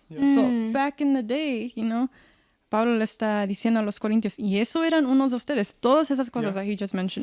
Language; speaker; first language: Spanish; early bilingual, heritage; Spanish